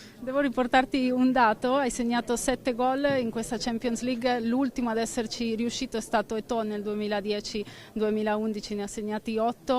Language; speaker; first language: Italian; native; Italian